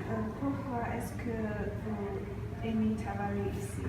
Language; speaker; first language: French; non-native, learner; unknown